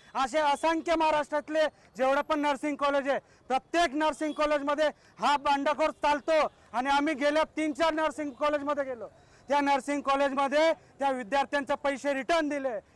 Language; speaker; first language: Marathi; non-native, local second language; Bhili